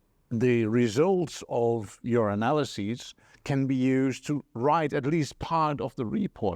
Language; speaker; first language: English; non-native, fluent; Dutch